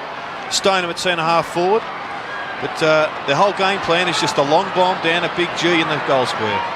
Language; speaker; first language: English; native; English